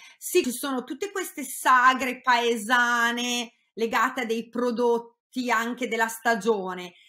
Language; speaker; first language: Italian; native; Italian